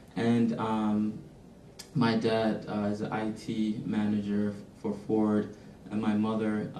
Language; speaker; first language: English; native; English